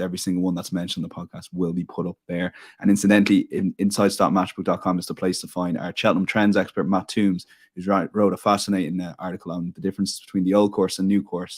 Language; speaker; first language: English; native; English